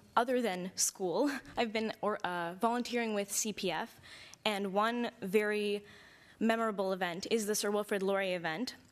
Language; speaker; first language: English; early bilingual, other home language; Romanian